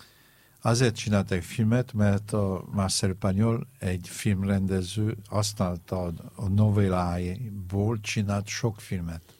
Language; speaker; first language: Hungarian; non-native, learner; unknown